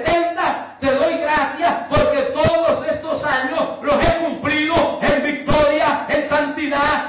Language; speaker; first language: Spanish; native; Spanish